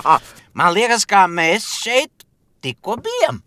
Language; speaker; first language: Latvian; non-native, learner; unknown